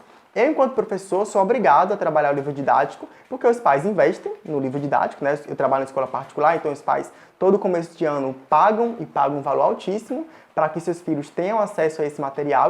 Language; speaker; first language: Portuguese; native; Portuguese